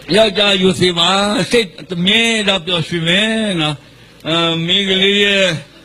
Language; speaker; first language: Burmese; non-native, local second language; Karen languages